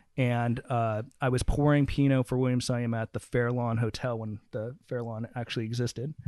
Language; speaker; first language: English; native; English